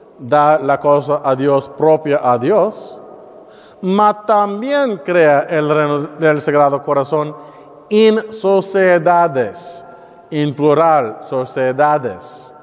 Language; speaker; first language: Spanish; non-native, learner; English